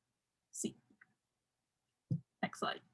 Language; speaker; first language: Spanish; non-native, learner; English